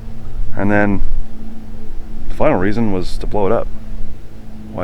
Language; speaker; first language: English; native; English